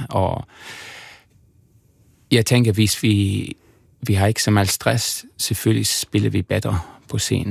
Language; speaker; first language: Danish; non-native, fluent; English